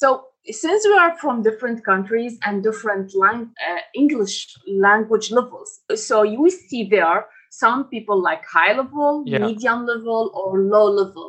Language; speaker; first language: English; non-native, fluent; Arabic